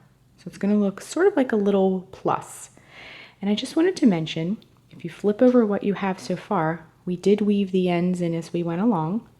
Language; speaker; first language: English; native; English